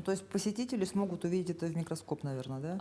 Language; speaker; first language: Russian; native; Russian